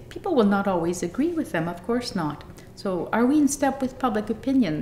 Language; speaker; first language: English; native; English